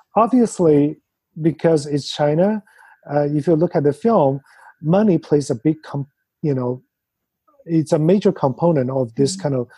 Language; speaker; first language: English; non-native, fluent; Chinese